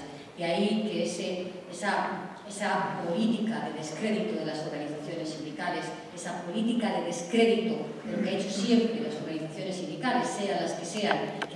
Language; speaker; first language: Spanish; native; Spanish